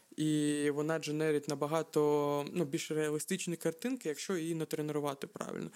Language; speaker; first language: Ukrainian; non-native, local second language; Russian